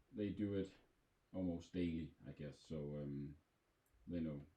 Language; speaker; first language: English; non-native, fluent; Danish